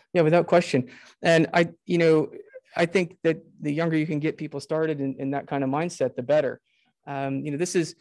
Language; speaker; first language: English; native; English